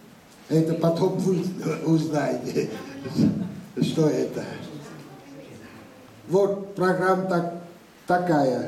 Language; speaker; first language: Russian; non-native, fluent; Vietnamese